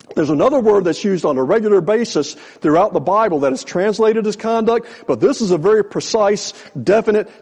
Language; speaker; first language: English; native; English